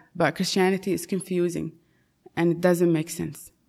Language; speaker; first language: English; non-native, fluent; Arabic